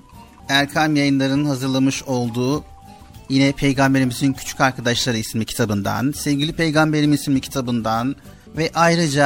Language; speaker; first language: Turkish; native; Turkish